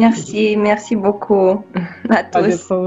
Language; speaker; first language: French; non-native, fluent; Romanian